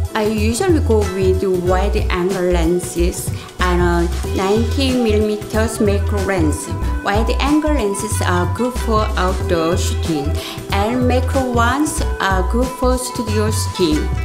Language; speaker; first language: English; non-native, learner; Korean